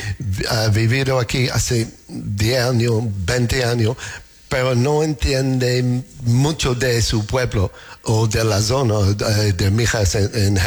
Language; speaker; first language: Spanish; non-native, learner; English